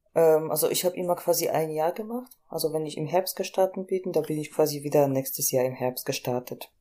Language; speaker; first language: German; non-native, fluent; Polish